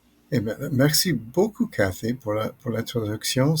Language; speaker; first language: French; non-native, fluent; English